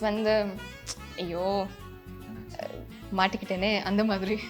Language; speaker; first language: Tamil; non-native, fluent; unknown